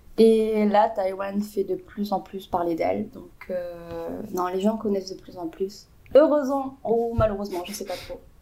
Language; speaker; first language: French; native; French